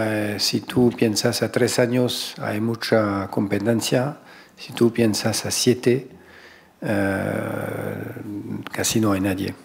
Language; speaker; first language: Spanish; non-native, fluent; French